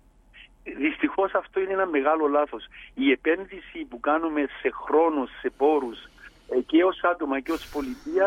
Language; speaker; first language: Greek; native; Greek